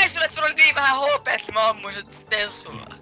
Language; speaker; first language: Finnish; native; Finnish